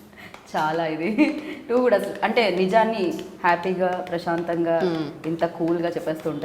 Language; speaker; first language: Telugu; native; Telugu